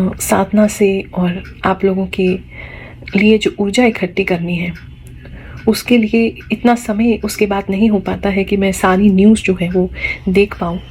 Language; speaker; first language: Hindi; native; Hindi